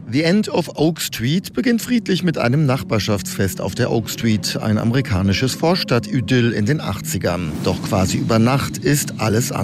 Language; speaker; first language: German; native; German